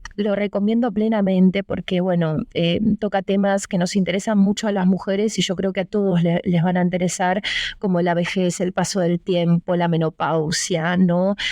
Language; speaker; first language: Spanish; early bilingual, other home language; Russian